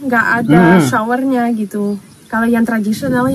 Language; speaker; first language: Indonesian; non-native, fluent; Russian